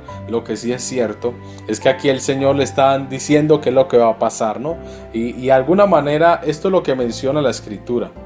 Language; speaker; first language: Spanish; native; Spanish